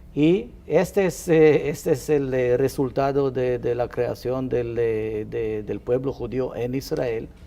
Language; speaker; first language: Spanish; non-native, fluent; Hebrew